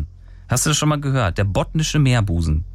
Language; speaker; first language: German; native; German